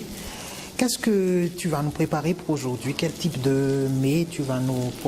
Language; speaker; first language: French; non-native, local second language; Malagasy